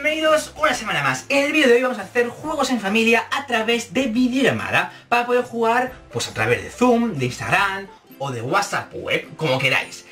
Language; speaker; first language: Spanish; native; Spanish